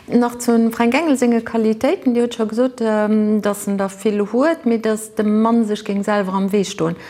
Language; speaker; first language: Luxembourgish; native; Luxembourgish